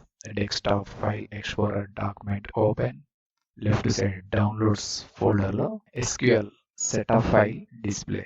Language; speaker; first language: English; non-native, learner; Telugu